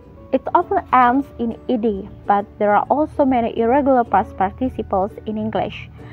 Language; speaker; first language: English; non-native, fluent; Indonesian